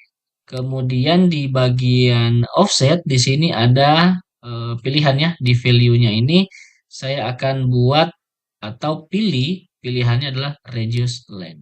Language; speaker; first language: Indonesian; native; Indonesian